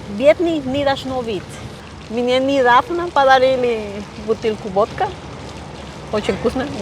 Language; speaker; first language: Russian; non-native, learner; Spanish